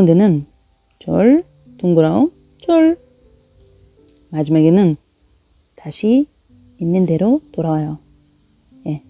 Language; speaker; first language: Korean; non-native, fluent; Arabic